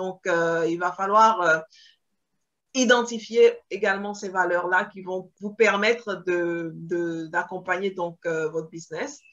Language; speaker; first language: French; early bilingual, other home language; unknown